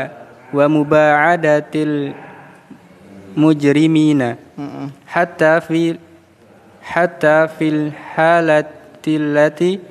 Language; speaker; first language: Arabic; non-native, learner; Indonesian